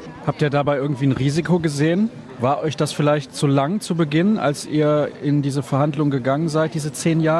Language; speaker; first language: German; native; German